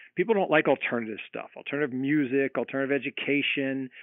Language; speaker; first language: English; native; English